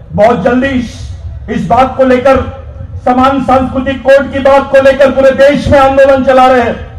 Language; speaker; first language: Hindi; non-native, local second language; Marathi